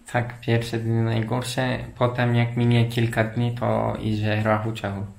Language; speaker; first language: Polish; non-native, fluent; Turkish